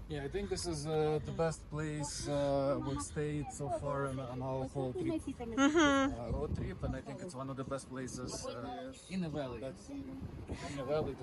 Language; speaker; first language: English; non-native, fluent; Russian